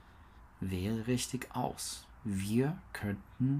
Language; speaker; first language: German; non-native, learner; English